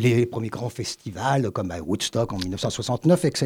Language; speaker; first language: French; native; French